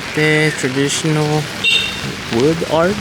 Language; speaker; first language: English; non-native, fluent; Spanish